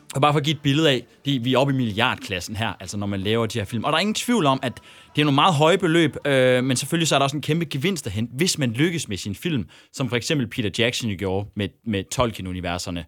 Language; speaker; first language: Danish; native; Danish